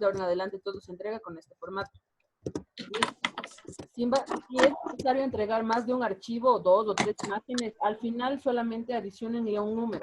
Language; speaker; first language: Spanish; native; Spanish